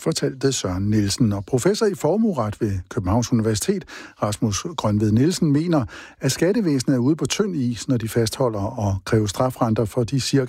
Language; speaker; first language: Danish; native; Danish